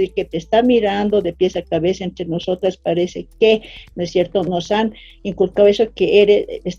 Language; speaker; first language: Spanish; native; Spanish